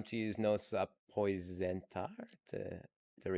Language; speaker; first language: Portuguese; non-native, learner; English